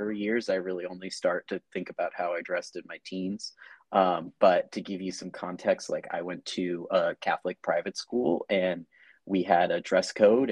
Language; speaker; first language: English; native; English